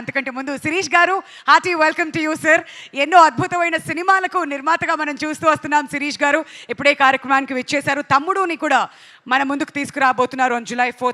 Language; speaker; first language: Telugu; native; Telugu